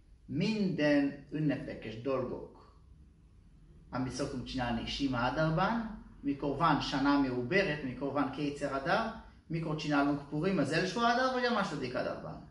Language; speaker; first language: Hungarian; non-native, learner; Hebrew